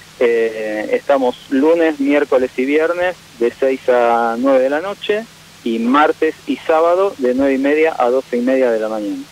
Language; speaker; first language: Spanish; native; Spanish